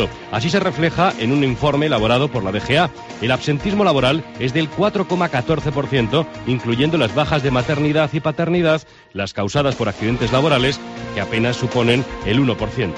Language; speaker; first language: Spanish; native; Spanish